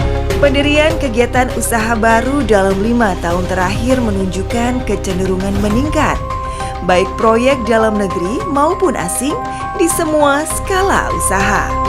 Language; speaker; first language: Indonesian; native; Indonesian